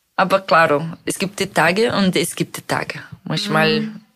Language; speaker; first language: German; non-native, fluent; Portuguese